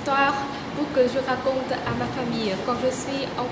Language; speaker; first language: French; non-native, learner; Vietnamese